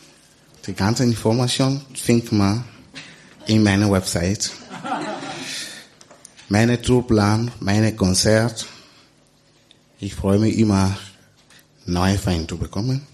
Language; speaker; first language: German; non-native, learner; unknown